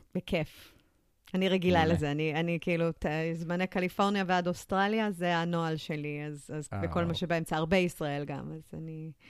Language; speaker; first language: Hebrew; early bilingual, other home language; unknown